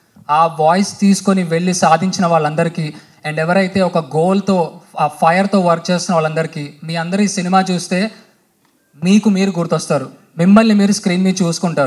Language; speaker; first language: Telugu; native; Telugu